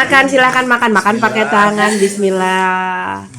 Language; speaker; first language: Indonesian; native; Indonesian